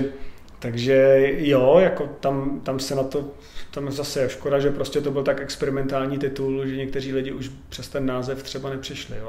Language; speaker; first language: Czech; native; Czech